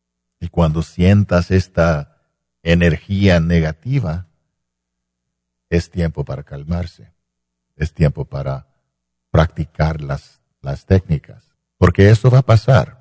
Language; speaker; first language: Spanish; non-native, fluent; English